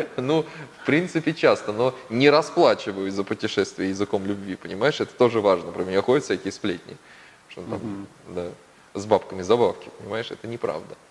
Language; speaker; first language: Russian; native; Russian